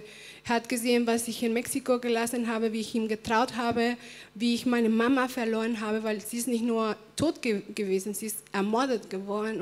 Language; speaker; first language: German; non-native, fluent; Spanish